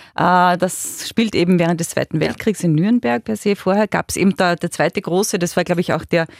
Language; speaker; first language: German; native; German